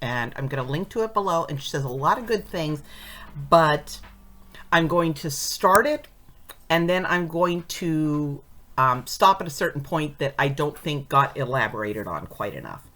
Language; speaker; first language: English; native; English